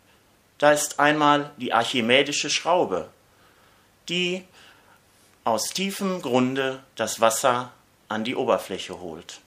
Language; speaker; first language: German; native; German